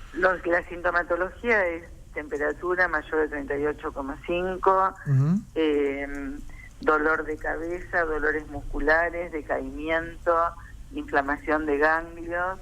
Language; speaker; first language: Spanish; native; Spanish